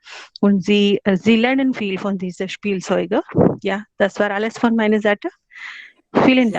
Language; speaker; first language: German; non-native, learner; Hindi